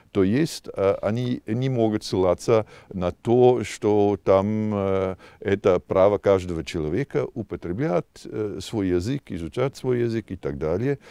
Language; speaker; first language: Russian; non-native, fluent; German